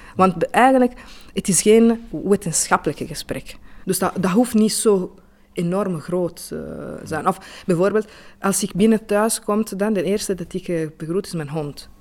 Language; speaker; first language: Dutch; non-native, fluent; Italian